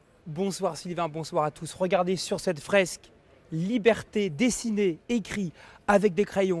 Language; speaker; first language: French; native; French